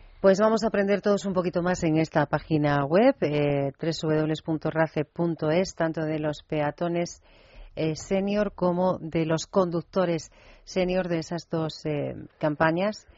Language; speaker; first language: Spanish; native; Spanish